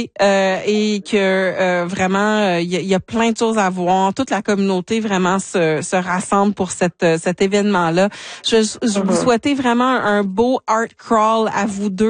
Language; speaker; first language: French; native; French